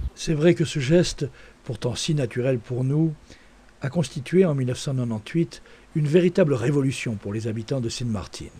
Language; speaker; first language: French; native; French